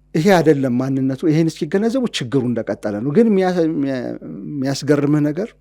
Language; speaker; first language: Amharic; native; Amharic